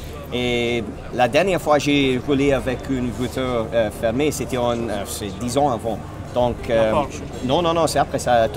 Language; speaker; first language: French; non-native, learner; English